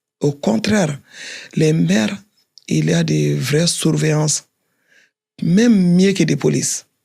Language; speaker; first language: French; non-native, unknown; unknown